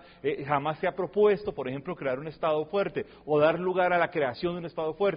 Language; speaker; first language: Spanish; native; Spanish